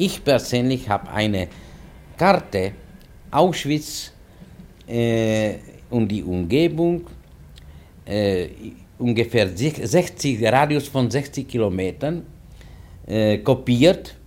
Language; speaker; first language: German; non-native, fluent; Czech